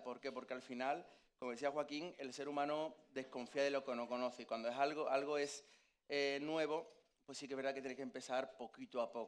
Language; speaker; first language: Spanish; native; Spanish